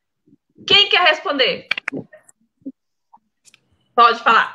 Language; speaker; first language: Portuguese; native; Portuguese